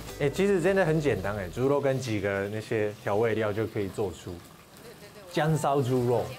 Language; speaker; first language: Chinese; non-native, fluent; Japanese